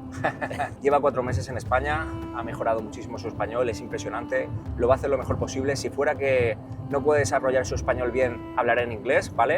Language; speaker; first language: Spanish; native; Spanish